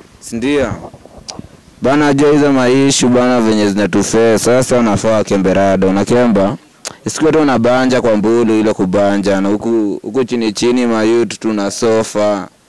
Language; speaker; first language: Swahili; native; Swahili